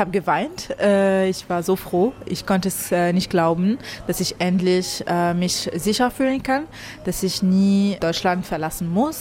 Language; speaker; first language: German; non-native, fluent; Arabic